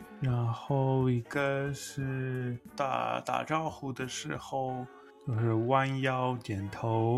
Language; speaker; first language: Chinese; non-native, learner; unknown